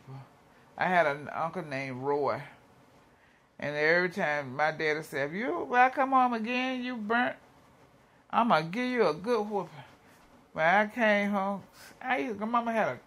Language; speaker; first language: English; native; English